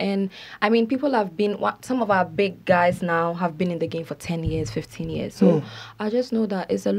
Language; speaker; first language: English; non-native, local second language; Akan